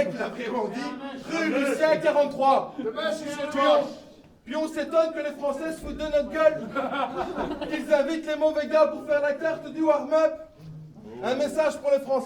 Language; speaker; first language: French; native; French